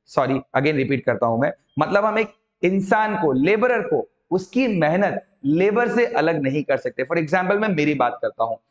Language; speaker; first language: Hindi; native; Hindi